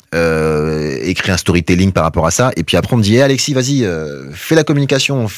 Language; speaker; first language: French; native; French